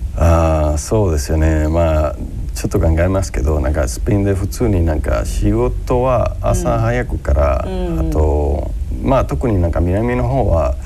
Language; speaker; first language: Japanese; non-native, fluent; Spanish